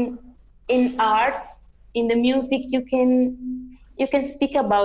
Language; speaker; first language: English; non-native, fluent; Yucateco